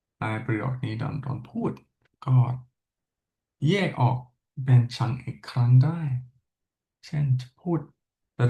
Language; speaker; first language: Thai; non-native, learner; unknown